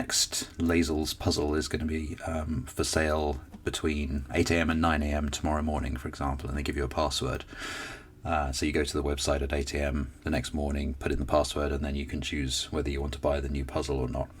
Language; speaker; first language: English; native; English